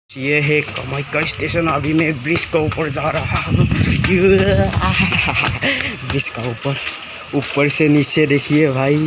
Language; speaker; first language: Hindi; non-native, local second language; Assamese